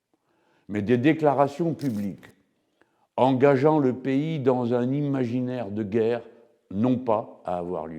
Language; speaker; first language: French; native; French